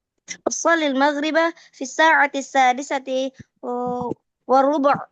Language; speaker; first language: Arabic; non-native, learner; Indonesian